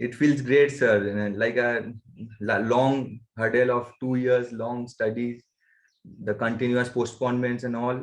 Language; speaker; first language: English; non-native, local second language; Bangla